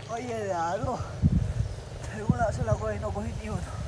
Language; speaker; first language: Spanish; native; Spanish